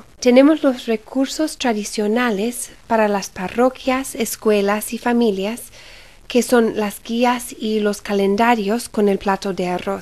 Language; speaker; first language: Spanish; early bilingual, heritage; Spanish